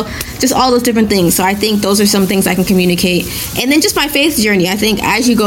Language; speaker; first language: English; non-native, local second language; Yoruba